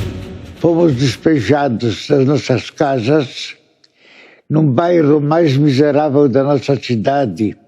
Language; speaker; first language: Portuguese; non-native, fluent; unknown